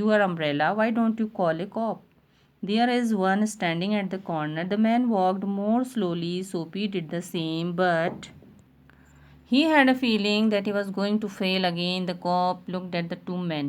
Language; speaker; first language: English; non-native, local second language; Hindi